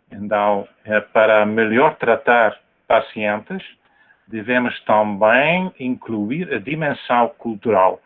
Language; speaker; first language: Portuguese; non-native, fluent; Dutch